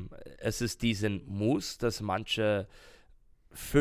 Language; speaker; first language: German; non-native, learner; English